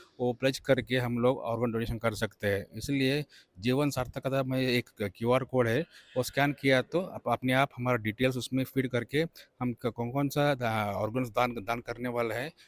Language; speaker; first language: Hindi; non-native, local second language; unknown